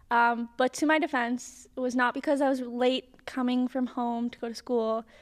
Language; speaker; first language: English; native; English